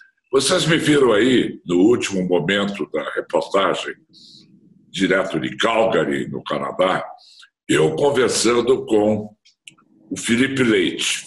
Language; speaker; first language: Portuguese; native; Portuguese